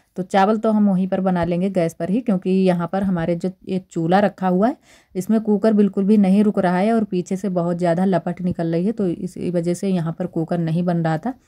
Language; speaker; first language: Hindi; native; Hindi